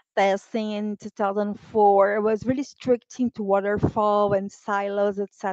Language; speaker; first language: English; non-native, fluent; Portuguese